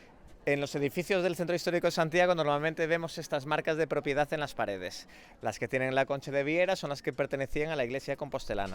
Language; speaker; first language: Spanish; native; Spanish